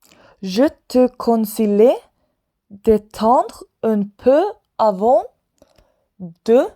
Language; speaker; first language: French; non-native, fluent; Swedish